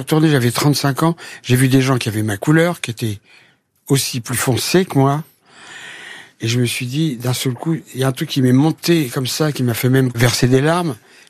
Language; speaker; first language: French; native; French